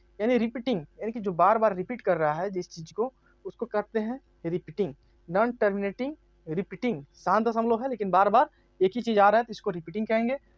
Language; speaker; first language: Hindi; native; Hindi